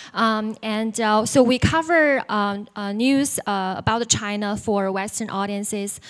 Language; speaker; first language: English; non-native, fluent; Chinese